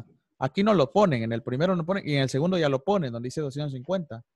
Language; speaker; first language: Spanish; native; Spanish